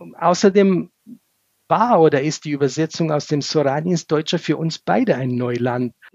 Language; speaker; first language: German; non-native, fluent; Kurdish